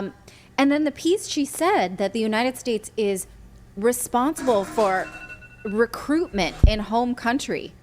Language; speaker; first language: English; native; English